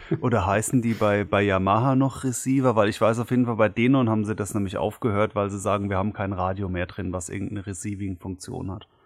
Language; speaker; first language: German; native; German